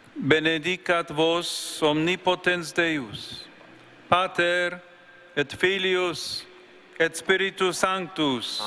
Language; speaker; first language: Italian; non-native, fluent; English